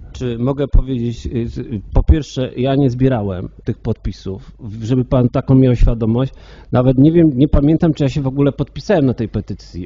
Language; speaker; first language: Polish; native; Polish